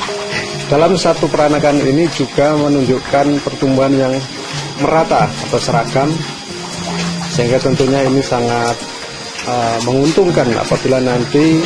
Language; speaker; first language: Indonesian; native; Indonesian